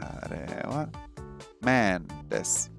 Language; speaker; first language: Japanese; non-native, learner; English